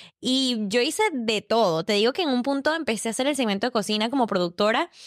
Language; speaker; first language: Spanish; native; Spanish